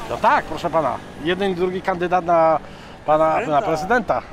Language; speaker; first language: Polish; native; Polish